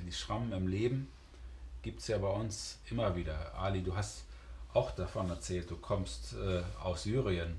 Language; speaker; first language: German; native; German